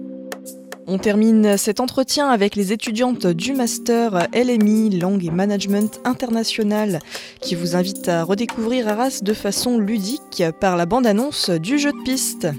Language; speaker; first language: French; native; French